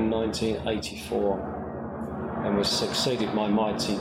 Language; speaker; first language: English; native; English